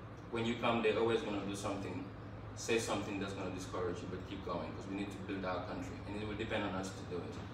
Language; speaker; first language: English; non-native, fluent; Wolof